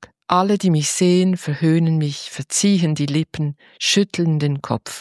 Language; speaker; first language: German; native; German